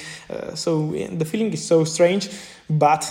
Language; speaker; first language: English; non-native, fluent; Italian